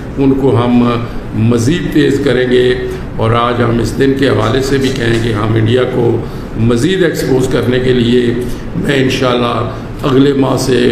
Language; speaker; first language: Urdu; non-native, local second language; Pahari-Potwari